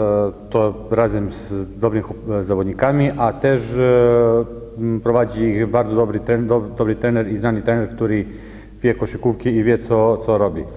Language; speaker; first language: Polish; non-native, learner; Serbian